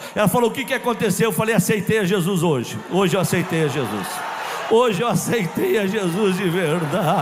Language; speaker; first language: Portuguese; native; Portuguese